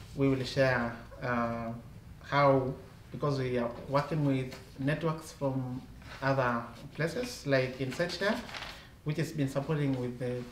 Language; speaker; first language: English; non-native, local second language; Masai